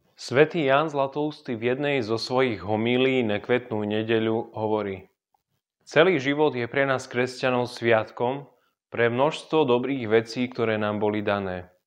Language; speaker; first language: Slovak; native; Slovak